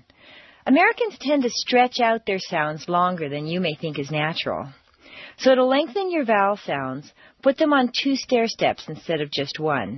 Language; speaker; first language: English; native; English